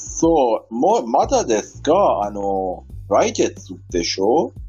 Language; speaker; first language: Japanese; non-native, fluent; Persian